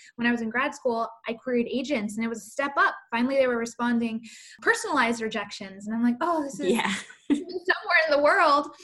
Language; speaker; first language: English; early bilingual, other home language; Spanish